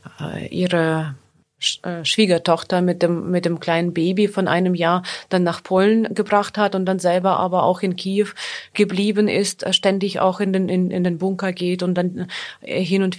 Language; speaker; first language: German; non-native, fluent; Ukrainian